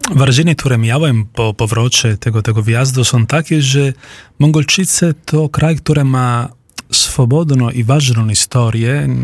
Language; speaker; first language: Polish; non-native, fluent; Italian